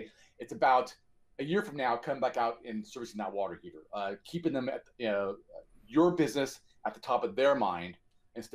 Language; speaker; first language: English; native; English